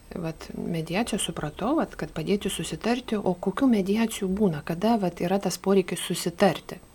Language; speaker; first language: Lithuanian; native; Lithuanian